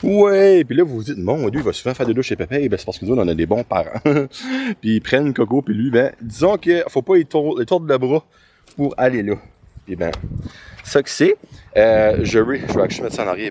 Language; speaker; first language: French; native; French